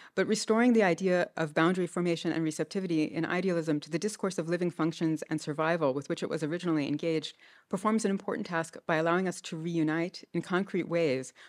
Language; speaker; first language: English; native; English